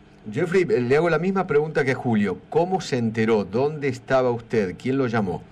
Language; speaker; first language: Spanish; native; Spanish